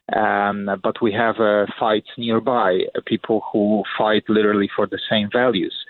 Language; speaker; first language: English; non-native, fluent; Polish